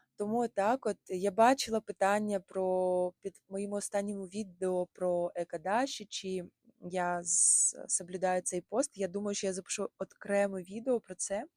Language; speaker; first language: Ukrainian; non-native, local second language; Russian